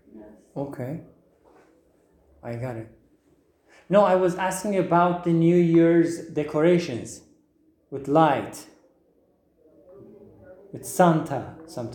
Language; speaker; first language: English; non-native, fluent; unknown